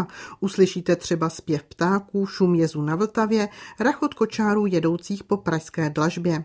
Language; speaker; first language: Czech; native; Czech